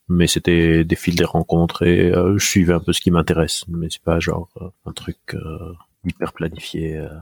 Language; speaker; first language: French; non-native, local second language; Arabic